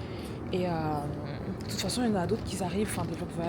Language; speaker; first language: French; native; French